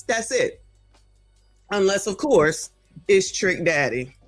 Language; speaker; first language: English; native; English